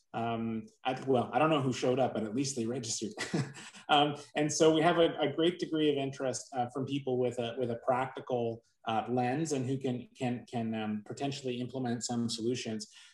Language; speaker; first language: English; native; English